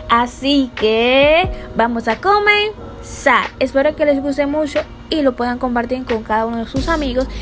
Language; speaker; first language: Spanish; native; Spanish